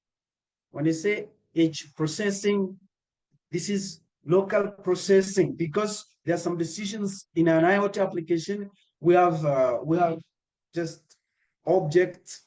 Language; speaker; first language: English; non-native, local second language; Kinyarwanda